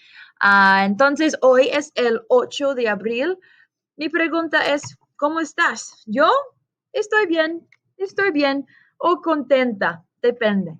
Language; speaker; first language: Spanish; non-native, fluent; English